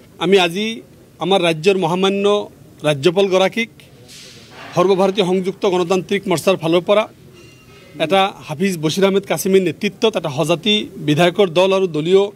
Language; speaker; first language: Assamese; non-native, local second language; Bangla